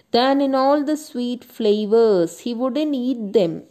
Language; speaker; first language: English; non-native, local second language; Malayalam